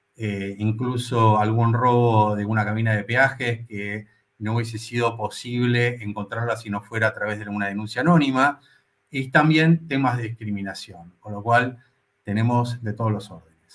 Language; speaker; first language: Spanish; native; Spanish